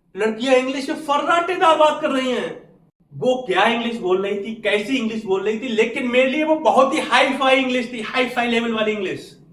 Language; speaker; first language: Hindi; native; Hindi